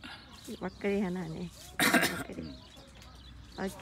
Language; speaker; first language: Japanese; non-native, learner; Vietnamese